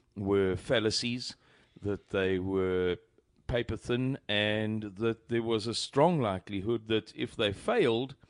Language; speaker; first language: English; native; English